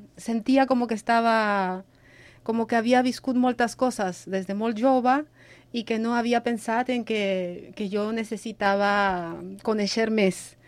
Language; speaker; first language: Catalan; non-native, fluent; Spanish